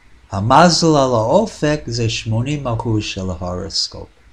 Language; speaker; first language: Hebrew; non-native, fluent; English